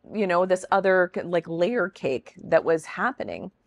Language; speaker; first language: English; native; English